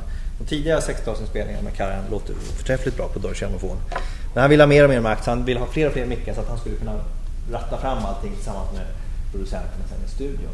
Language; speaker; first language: Swedish; native; Swedish